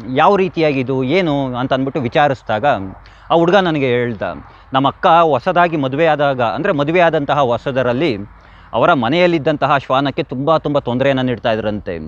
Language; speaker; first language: Kannada; native; Kannada